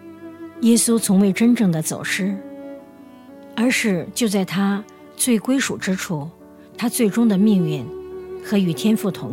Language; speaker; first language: Chinese; native; Chinese